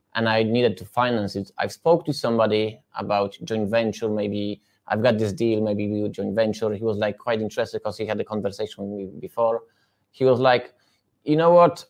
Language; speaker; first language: English; non-native, fluent; Polish